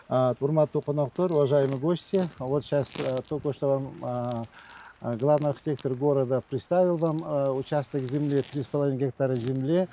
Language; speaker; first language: Russian; non-native, local second language; Kyrgyz